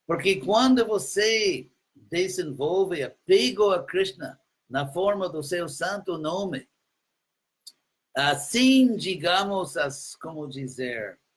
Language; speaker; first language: Portuguese; non-native, fluent; English